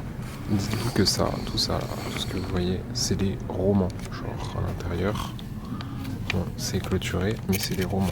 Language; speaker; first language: French; native; French